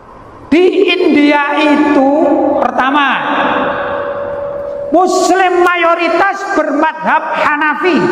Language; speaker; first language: Indonesian; native; Indonesian